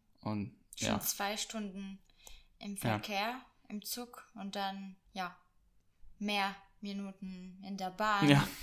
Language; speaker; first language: German; non-native, fluent; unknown